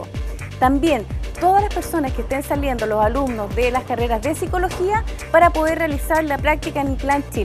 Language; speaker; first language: Spanish; native; Spanish